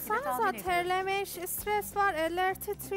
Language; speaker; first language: Turkish; non-native, learner; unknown